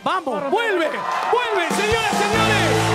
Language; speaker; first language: Spanish; native; Spanish